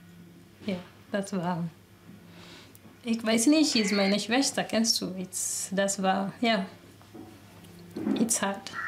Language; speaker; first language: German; non-native, learner; Swahili